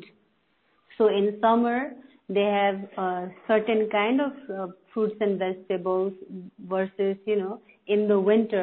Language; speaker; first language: English; non-native, local second language; Nepali